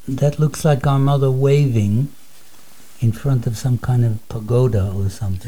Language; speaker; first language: English; native; English